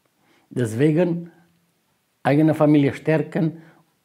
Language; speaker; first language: German; non-native, fluent; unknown